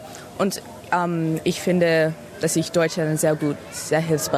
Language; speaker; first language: German; early bilingual, heritage; English